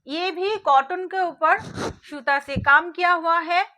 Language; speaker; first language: Hindi; non-native, local second language; Bangla